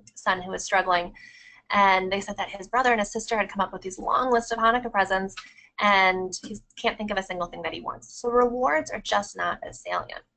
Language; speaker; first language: English; native; English